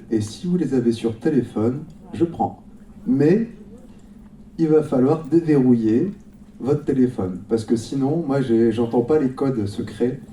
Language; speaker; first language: French; native; French